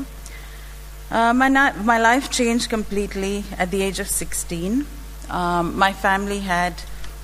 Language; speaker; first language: English; non-native, local second language; Malayalam